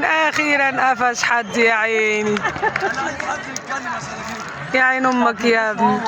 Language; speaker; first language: Arabic; native; Arabic